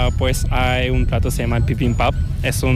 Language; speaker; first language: Spanish; non-native, fluent; Korean